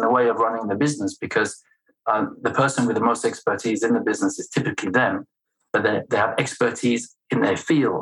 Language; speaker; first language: English; non-native, fluent; French